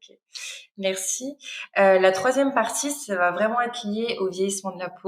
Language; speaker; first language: French; native; French